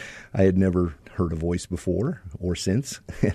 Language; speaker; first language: English; native; English